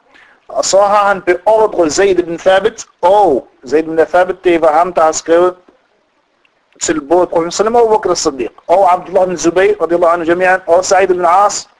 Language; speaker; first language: Danish; non-native, fluent; Arabic